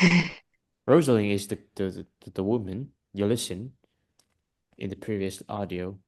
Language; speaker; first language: English; non-native, fluent; Vietnamese